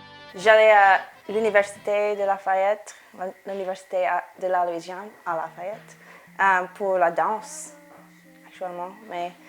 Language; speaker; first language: French; non-native, learner; English